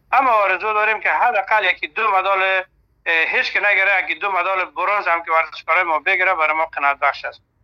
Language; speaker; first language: Persian; native; Persian